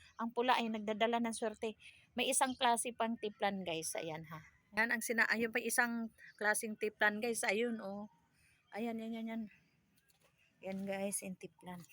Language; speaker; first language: Filipino; non-native, local second language; Cebuano